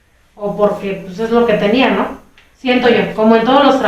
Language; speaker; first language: Spanish; native; Spanish